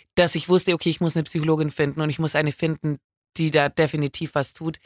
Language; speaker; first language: German; native; German